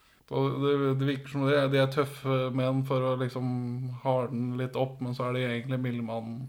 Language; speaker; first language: Norwegian; native; Norwegian